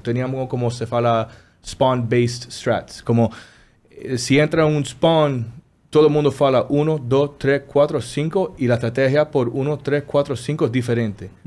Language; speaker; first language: Spanish; non-native, learner; Portuguese